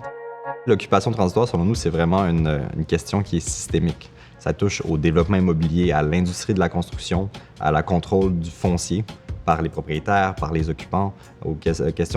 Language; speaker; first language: French; native; French